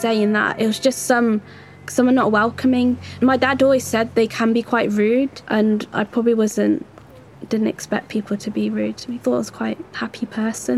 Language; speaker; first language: English; native; English